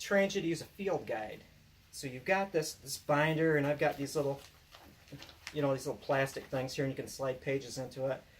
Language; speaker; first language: English; native; English